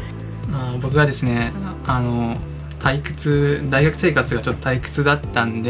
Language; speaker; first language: Japanese; native; Japanese